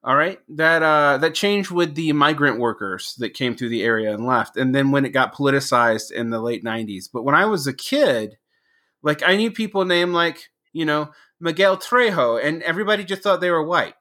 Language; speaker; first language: English; native; English